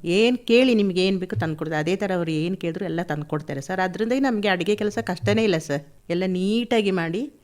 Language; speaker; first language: Kannada; non-native, local second language; Malayalam